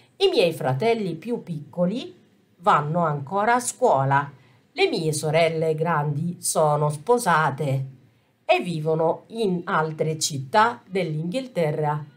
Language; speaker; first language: Italian; non-native, fluent; Arabic